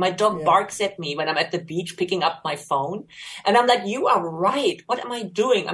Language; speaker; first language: English; non-native, fluent; German